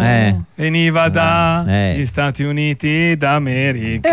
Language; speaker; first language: Italian; native; Italian